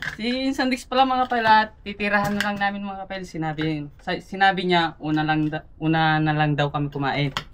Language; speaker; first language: Filipino; non-native, local second language; Iloko